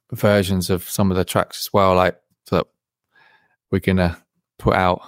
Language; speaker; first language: English; native; English